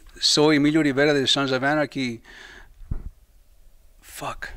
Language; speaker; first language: Spanish; early bilingual, heritage; Spanish